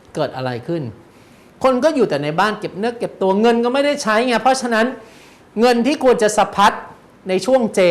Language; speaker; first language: Thai; native; Thai